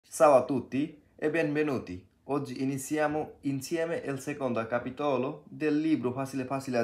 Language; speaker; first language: Italian; non-native, fluent; Bangla